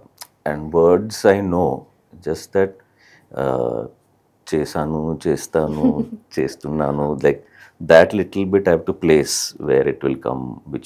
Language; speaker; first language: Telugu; non-native, learner; Malayalam